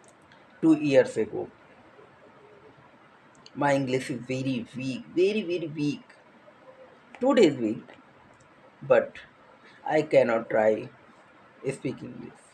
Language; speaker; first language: English; non-native, learner; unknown